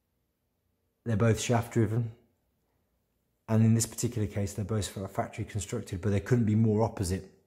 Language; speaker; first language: English; native; English